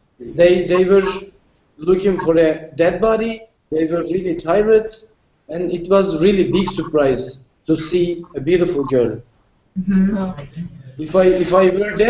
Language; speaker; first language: English; non-native, learner; Turkish